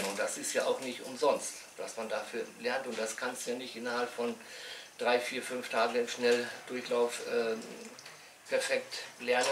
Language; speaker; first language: German; native; German